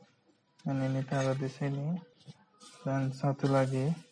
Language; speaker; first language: Indonesian; non-native, fluent; Bangla